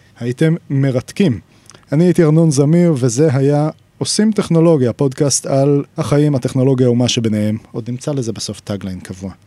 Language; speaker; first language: Hebrew; native; Hebrew